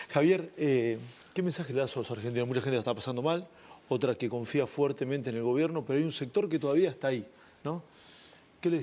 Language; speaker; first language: Spanish; native; Spanish